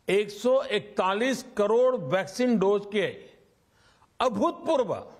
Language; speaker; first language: Hindi; non-native, local second language; Gujarati